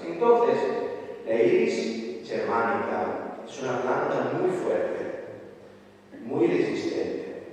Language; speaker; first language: Spanish; non-native, fluent; Italian